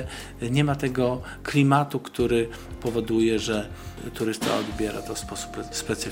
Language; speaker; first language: Polish; native; Polish